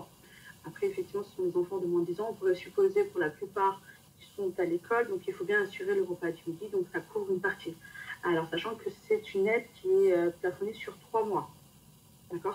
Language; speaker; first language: French; native; French